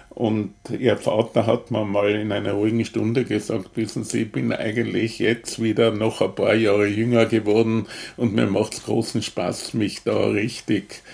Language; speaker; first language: German; native; German